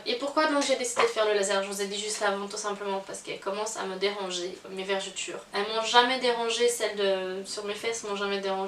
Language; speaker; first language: French; native; French